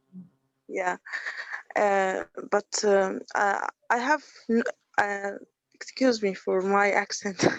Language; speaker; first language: English; non-native, learner; Arabic